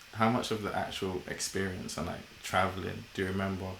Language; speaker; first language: English; native; English